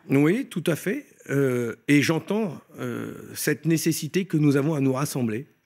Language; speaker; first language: French; native; French